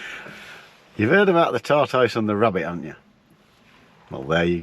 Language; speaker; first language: English; native; English